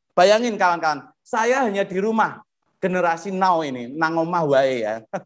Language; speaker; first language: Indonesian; non-native, local second language; Javanese